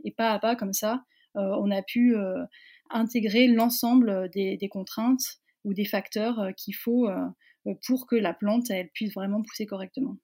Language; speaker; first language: French; native; French